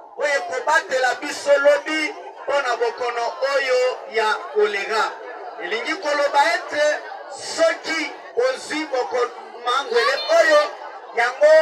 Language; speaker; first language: Lingala; native; Lingala